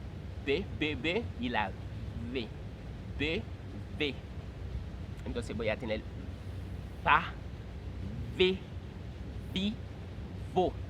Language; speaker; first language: Spanish; non-native, fluent; Haitian Creole